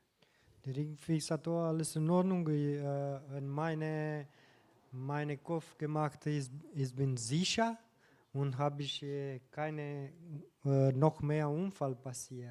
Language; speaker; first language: German; non-native, learner; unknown